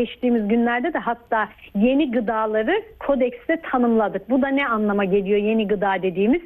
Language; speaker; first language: Turkish; native; Turkish